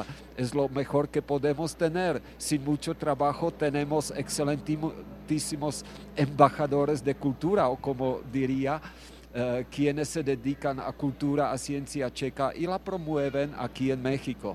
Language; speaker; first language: Spanish; non-native, fluent; Czech